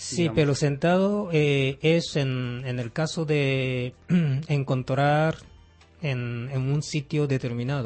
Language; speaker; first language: Spanish; non-native, fluent; Japanese